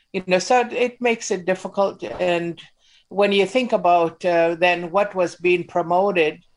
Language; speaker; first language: English; native; English